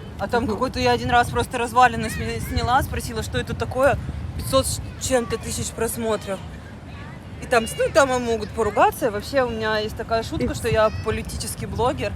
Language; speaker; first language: Russian; native; Russian